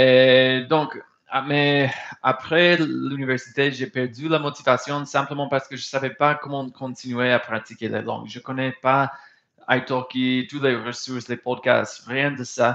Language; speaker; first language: French; non-native, fluent; English